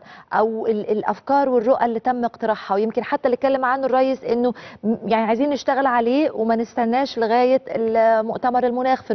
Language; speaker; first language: Arabic; native; Arabic